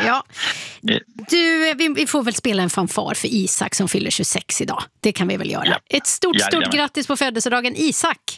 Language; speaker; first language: Swedish; native; Swedish